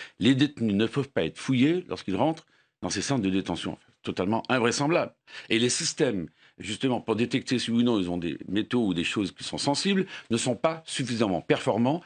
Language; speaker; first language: French; native; French